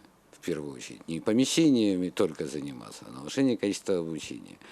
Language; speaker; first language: Russian; native; Russian